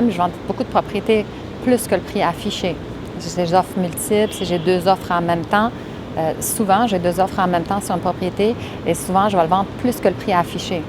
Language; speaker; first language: French; early bilingual, other home language; Arabic